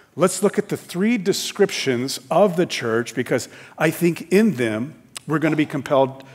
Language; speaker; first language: English; native; English